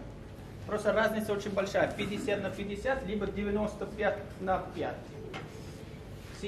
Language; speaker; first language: Russian; non-native, learner; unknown